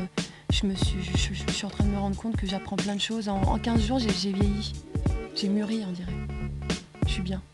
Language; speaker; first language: French; native; French